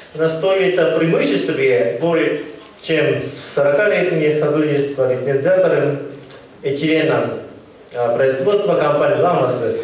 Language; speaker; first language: Russian; non-native, learner; Japanese